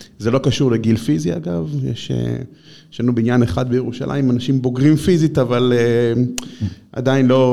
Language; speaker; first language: Hebrew; native; Hebrew